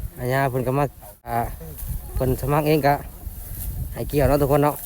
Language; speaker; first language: Thai; non-native, local second language; Lao